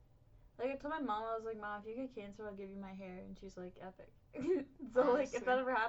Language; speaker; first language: English; native; English